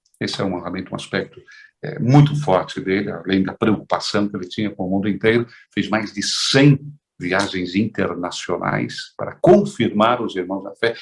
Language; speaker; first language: Portuguese; native; Portuguese